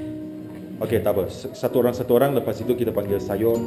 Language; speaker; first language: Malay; non-native, local second language; Cantonese